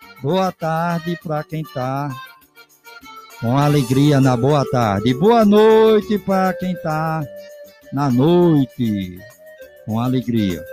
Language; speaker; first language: Portuguese; native; Portuguese